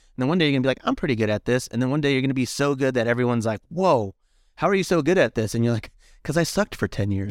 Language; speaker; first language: English; early bilingual, other home language; Spanish